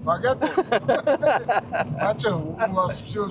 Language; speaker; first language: Russian; non-native, local second language; Uzbek